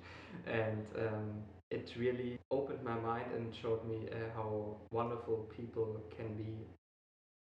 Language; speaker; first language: English; non-native, fluent; German